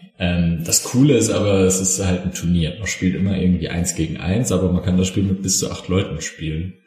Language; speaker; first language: German; native; German